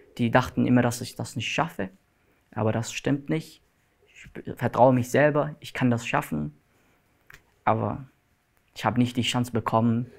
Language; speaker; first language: German; non-native, learner; Arabic